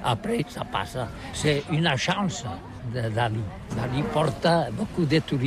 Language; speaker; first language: French; non-native, learner; Catalan